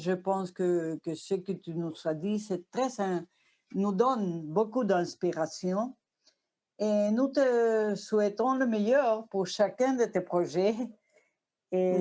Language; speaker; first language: French; non-native, fluent; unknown